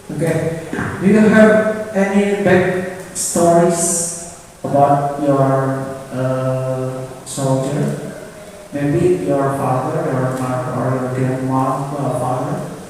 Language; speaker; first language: English; non-native, learner; Indonesian